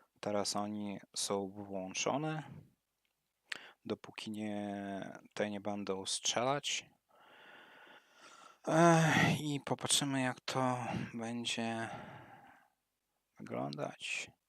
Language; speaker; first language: Polish; non-native, learner; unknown